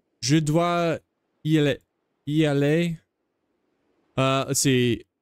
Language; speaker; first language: French; non-native, learner; English